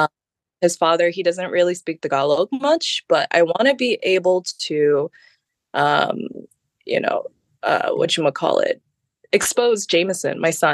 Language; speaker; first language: English; early bilingual, other home language; Khmer